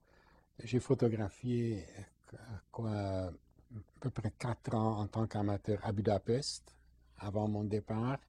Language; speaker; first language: French; non-native, fluent; Hungarian